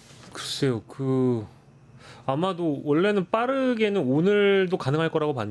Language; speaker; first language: Korean; native; Korean